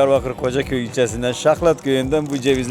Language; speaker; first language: Turkish; native; Turkish